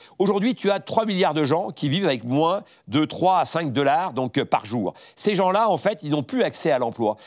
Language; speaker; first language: French; native; French